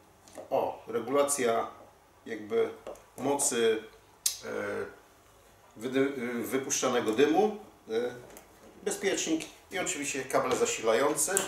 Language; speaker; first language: Polish; native; Polish